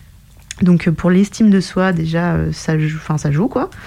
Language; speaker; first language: French; native; French